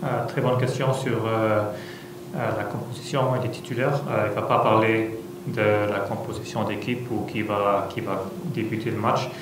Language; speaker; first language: French; non-native, fluent; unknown